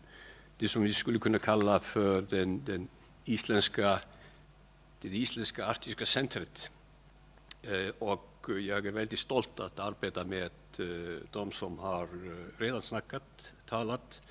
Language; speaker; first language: Swedish; non-native, fluent; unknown